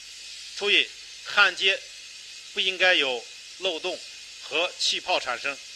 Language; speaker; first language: Chinese; native; Chinese